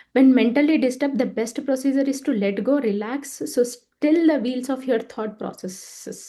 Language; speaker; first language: English; non-native, local second language; Telugu